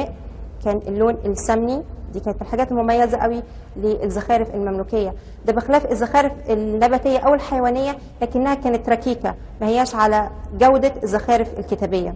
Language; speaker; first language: Arabic; native; Arabic